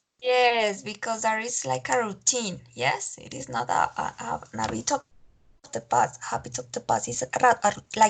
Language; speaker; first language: English; non-native, fluent; Spanish